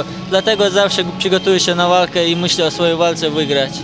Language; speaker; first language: Polish; non-native, fluent; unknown